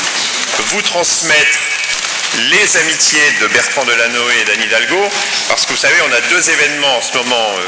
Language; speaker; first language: French; native; French